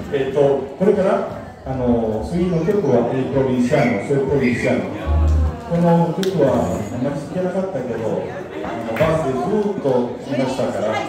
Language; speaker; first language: Japanese; non-native, learner; Spanish